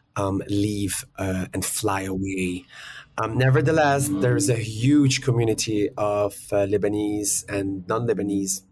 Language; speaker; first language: English; early bilingual, other home language; Arabic